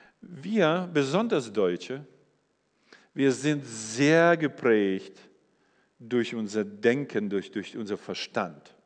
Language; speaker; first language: German; non-native, fluent; English